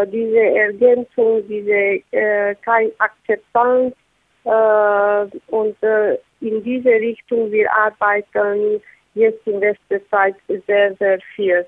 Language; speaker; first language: German; non-native, fluent; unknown